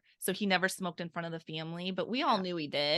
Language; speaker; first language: English; native; English